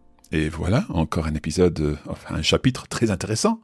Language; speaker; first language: French; non-native, fluent; English